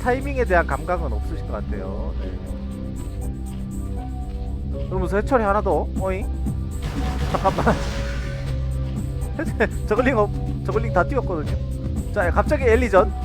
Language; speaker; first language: Korean; native; Korean